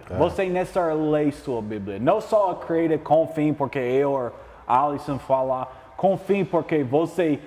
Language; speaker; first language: Portuguese; non-native, learner; English